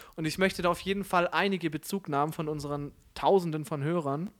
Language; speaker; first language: German; native; German